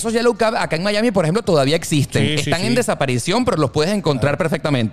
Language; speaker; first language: Spanish; native; Spanish